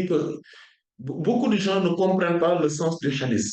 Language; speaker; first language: French; non-native, local second language; Wolof